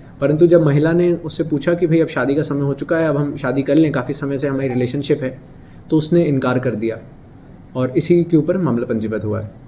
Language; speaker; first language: Hindi; native; Hindi